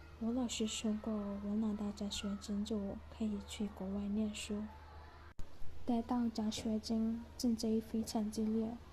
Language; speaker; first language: Chinese; non-native, learner; Burmese